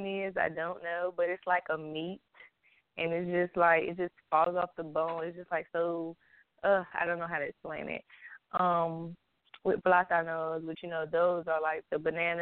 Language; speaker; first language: English; native; English